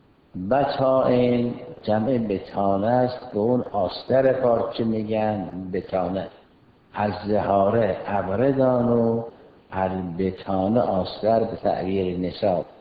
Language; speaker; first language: Persian; native; Persian